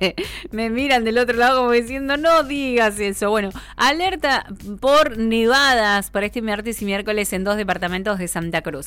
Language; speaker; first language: Spanish; native; Spanish